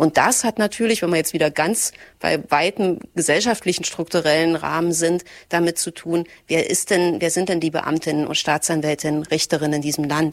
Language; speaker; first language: German; native; German